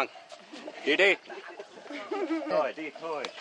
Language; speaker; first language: Vietnamese; non-native, learner; English